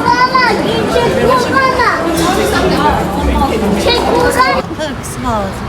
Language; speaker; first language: Armenian; early bilingual, heritage; Armenian